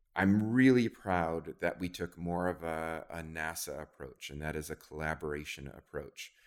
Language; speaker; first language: English; native; English